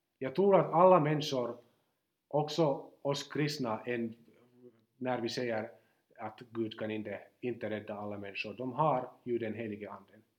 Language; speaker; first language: Swedish; non-native, local second language; Finnish